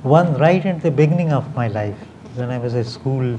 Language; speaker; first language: English; non-native, local second language; Marathi